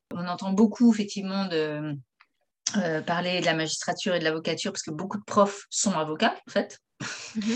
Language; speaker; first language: French; native; French